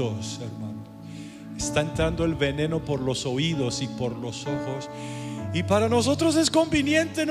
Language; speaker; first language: Spanish; native; Spanish